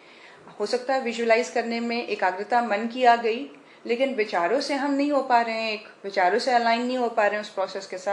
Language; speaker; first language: Hindi; native; Hindi